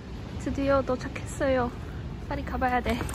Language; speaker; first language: Korean; non-native, learner; Tibetan